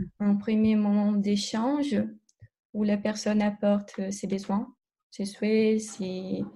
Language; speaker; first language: French; non-native, fluent; Portuguese